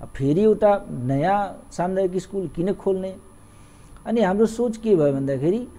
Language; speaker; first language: Nepali; non-native, local second language; Awadhi